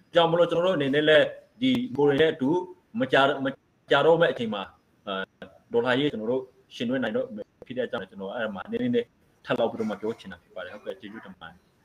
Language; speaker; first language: Burmese; non-native, local second language; Hakha Chin